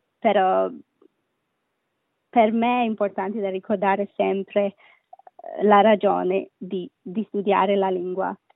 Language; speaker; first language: Italian; non-native, learner; Sinhala